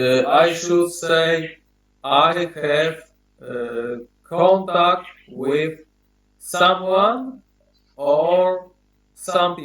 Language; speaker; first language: English; non-native, learner; Polish